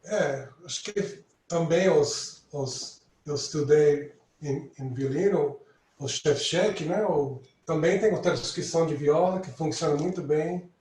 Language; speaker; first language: Portuguese; non-native, fluent; English